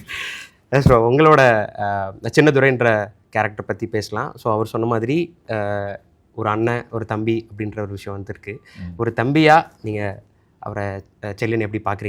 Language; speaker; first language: Tamil; native; Tamil